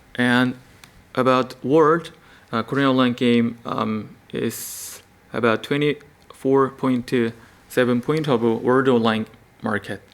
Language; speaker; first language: English; non-native, learner; Korean